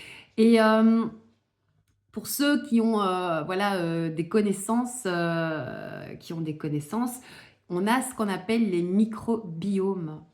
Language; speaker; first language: French; native; French